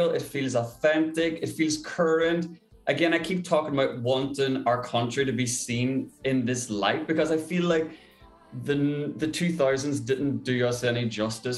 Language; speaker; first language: English; native; English